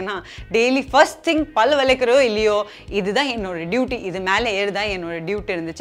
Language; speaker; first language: Tamil; non-native, local second language; Assamese